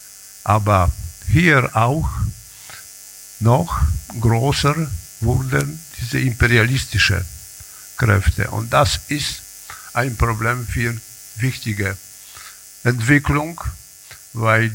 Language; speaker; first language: German; non-native, learner; Polish